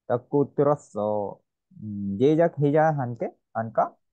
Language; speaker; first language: Korean; non-native, learner; Vietnamese